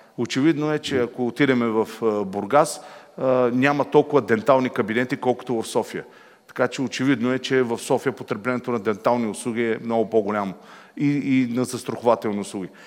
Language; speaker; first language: Bulgarian; native; Bulgarian